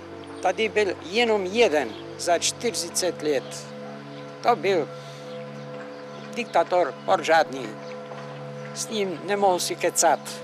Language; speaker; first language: Slovak; non-native, fluent; Albanian